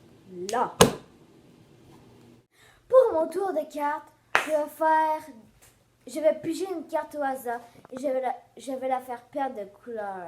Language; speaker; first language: French; native; French